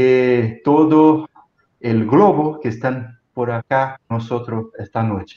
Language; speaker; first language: Spanish; non-native, fluent; Portuguese